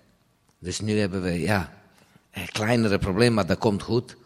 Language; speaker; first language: Dutch; non-native, fluent; Serbian